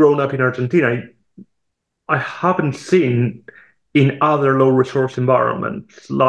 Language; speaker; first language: English; non-native, fluent; Spanish